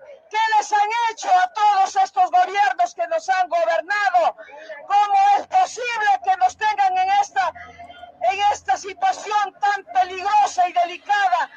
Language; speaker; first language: Spanish; native; Spanish